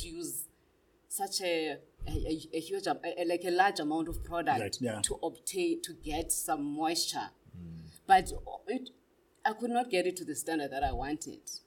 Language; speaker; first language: English; non-native, local second language; Xhosa